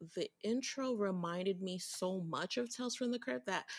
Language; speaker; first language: English; early bilingual, other home language; Haitian Creole